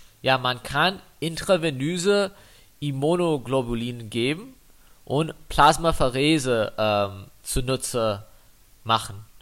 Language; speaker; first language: German; non-native, fluent; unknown